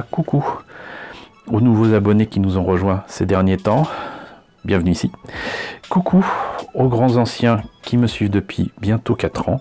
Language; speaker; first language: French; native; French